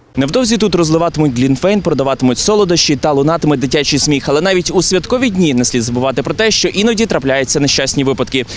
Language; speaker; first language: Ukrainian; native; Ukrainian